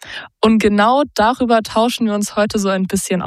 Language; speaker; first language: German; native; German